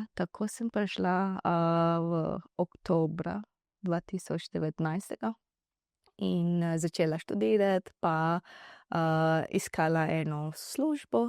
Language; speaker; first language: Slovenian; non-native, learner; Divehi